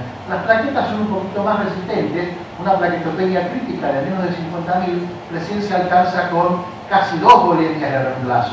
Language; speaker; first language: Spanish; native; Spanish